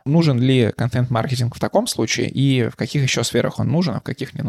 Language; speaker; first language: Russian; native; Russian